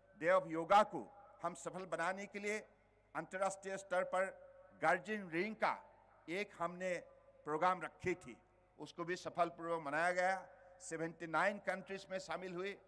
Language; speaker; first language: Hindi; native; Hindi